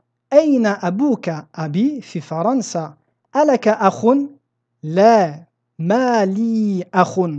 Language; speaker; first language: Arabic; non-native, fluent; French